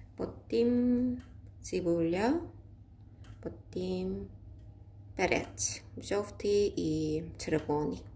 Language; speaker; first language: Ukrainian; non-native, learner; Korean